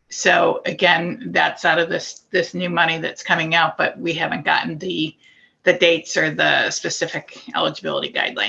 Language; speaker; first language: English; native; English